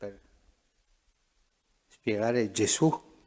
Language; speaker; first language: Italian; non-native, fluent; Spanish